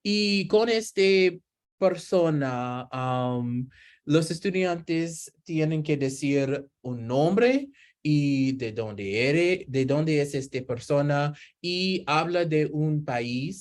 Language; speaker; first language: Spanish; non-native, learner; English